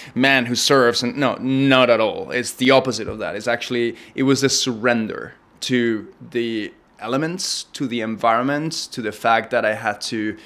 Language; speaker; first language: English; non-native, fluent; Spanish